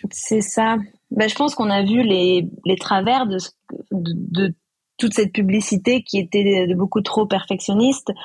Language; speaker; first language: French; native; French